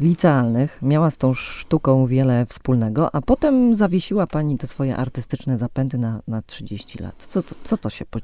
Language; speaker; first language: Polish; native; Polish